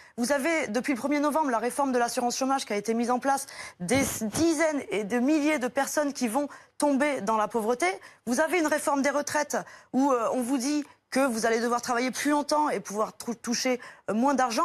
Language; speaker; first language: French; native; French